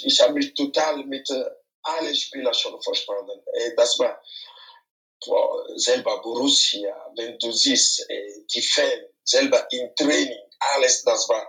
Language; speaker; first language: German; non-native, fluent; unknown